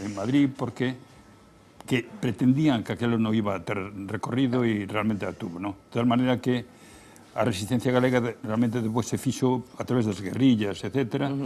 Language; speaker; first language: Galician; native; Galician